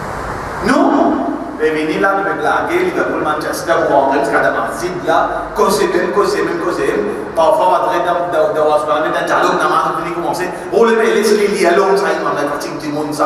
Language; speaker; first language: French; non-native, local second language; Morisyen